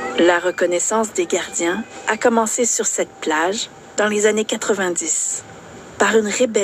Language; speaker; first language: French; native; French